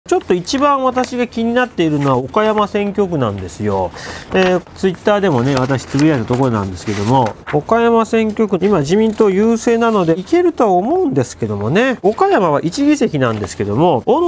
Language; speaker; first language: Japanese; native; Japanese